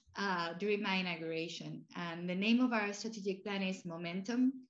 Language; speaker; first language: English; non-native, fluent; Spanish